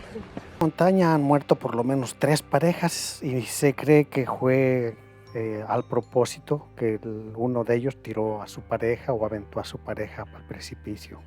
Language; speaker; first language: Spanish; native; Spanish